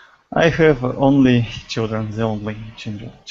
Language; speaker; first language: English; non-native, learner; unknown